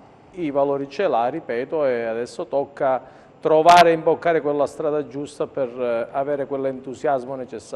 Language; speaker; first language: Italian; native; Italian